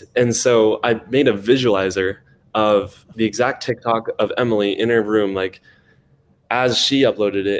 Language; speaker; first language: English; native; English